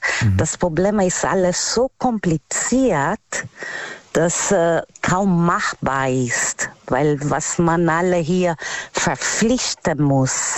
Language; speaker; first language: German; non-native, learner; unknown